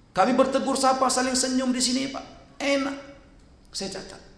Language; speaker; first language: Indonesian; native; Indonesian